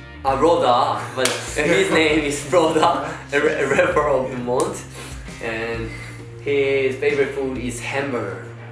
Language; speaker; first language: English; non-native, learner; Korean